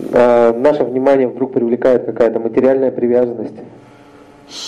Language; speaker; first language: Russian; native; Russian